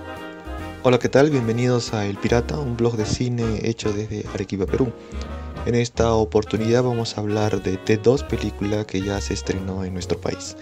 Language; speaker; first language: Spanish; native; Spanish